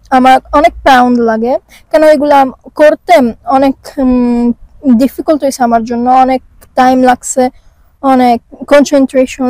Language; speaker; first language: Bangla; early bilingual, heritage; Bangla